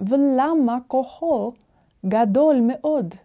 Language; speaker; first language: Hebrew; non-native, fluent; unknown